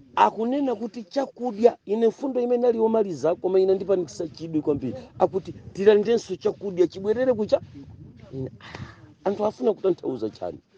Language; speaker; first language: Nyanja; non-native, local second language; Tumbuka